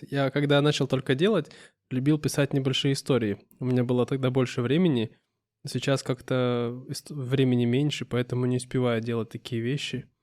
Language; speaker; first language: Russian; native; Russian